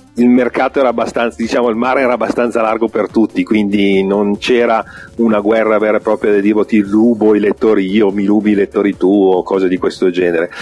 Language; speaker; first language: Italian; native; Italian